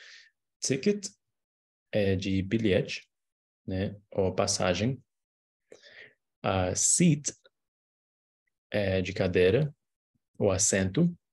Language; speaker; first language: Portuguese; non-native, fluent; English